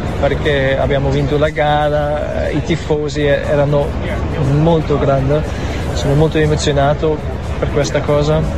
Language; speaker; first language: Italian; non-native, learner; German